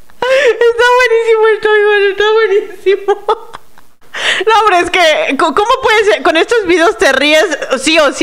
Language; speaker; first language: Spanish; native; Spanish